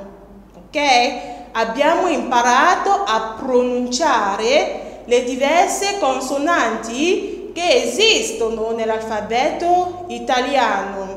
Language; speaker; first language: Italian; non-native, fluent; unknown